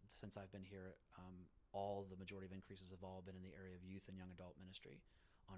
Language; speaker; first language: English; early bilingual, other home language; Spanish